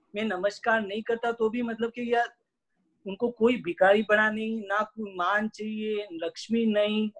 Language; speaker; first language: Hindi; non-native, local second language; Gujarati